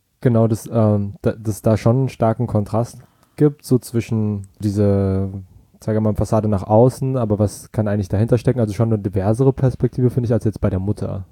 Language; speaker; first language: German; early bilingual, other home language; Vietnamese